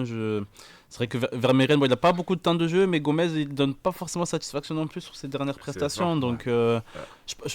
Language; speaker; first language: French; native; French